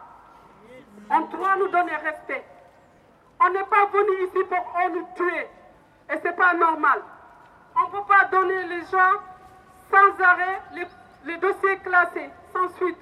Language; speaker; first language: French; non-native, local second language; Wolof